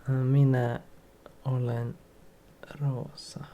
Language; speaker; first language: Finnish; non-native, learner; English